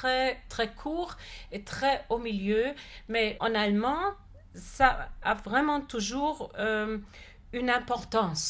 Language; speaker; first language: French; non-native, fluent; German